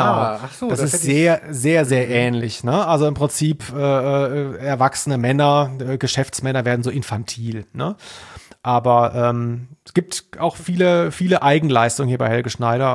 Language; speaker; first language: German; native; German